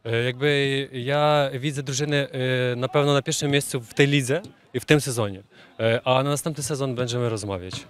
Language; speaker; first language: Polish; non-native, fluent; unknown